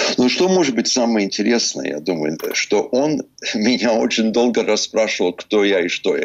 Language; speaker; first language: Russian; early bilingual, heritage; English